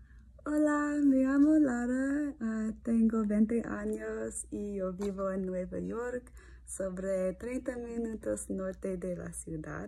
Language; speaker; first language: Spanish; non-native, learner; English